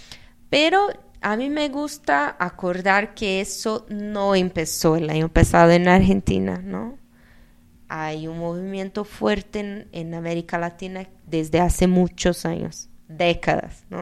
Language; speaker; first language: Spanish; non-native, fluent; Portuguese